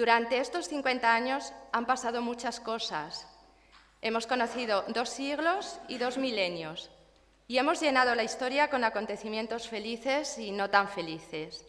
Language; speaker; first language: Spanish; native; Spanish